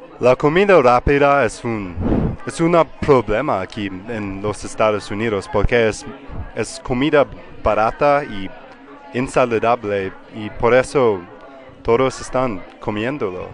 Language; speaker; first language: Spanish; non-native, learner; English